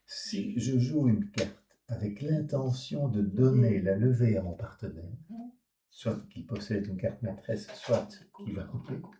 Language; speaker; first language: French; native; French